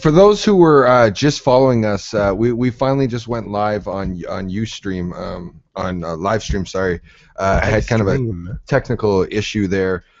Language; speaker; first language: English; native; English